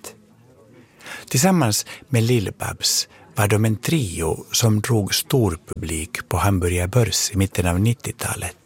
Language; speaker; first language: Swedish; native; Swedish